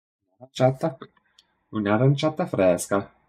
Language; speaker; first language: Italian; non-native, learner; English